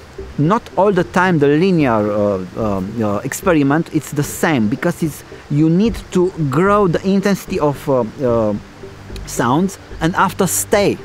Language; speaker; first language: English; non-native, fluent; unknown